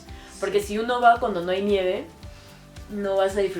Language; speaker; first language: Spanish; native; Spanish